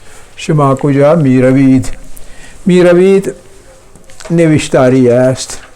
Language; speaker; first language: Persian; non-native, fluent; Urdu